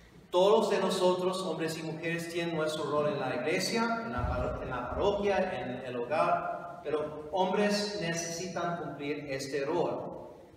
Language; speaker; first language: Spanish; non-native, fluent; English